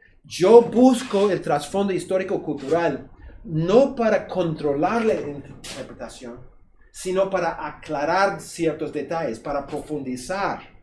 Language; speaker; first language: Spanish; non-native, fluent; English